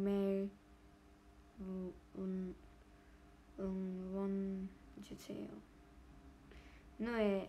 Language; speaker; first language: Korean; non-native, learner; Japanese